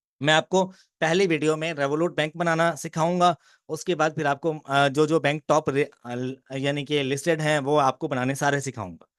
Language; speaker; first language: Urdu; non-native, local second language; Punjabi